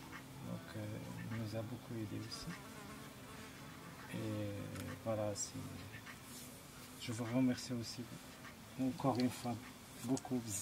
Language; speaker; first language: French; non-native, local second language; Arabic